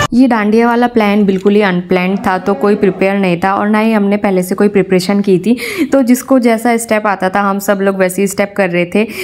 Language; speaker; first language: Hindi; non-native, local second language; Bangla